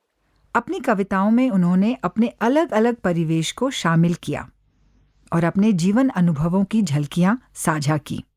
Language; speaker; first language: Hindi; native; Hindi